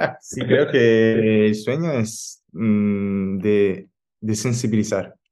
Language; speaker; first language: Spanish; non-native, learner; Italian